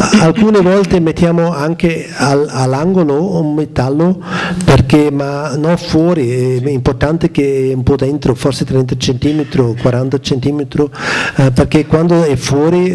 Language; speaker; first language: Italian; non-native, learner; German